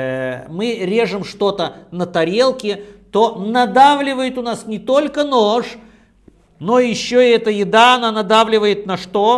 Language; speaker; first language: Russian; native; Russian